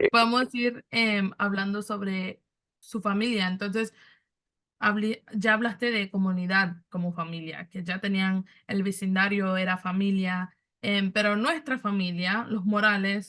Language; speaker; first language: Spanish; early bilingual, other home language; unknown